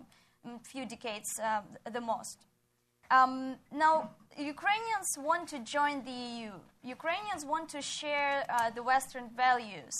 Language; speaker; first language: English; non-native, fluent; Ukrainian